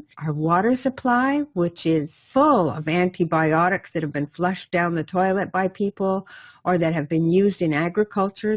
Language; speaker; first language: English; native; English